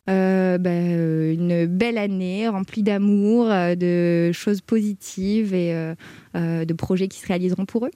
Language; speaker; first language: French; native; French